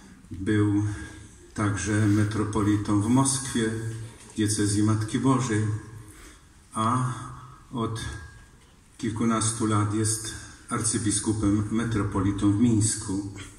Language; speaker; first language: Polish; native; Polish